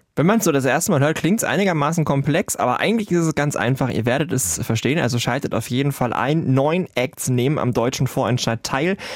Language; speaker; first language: German; native; German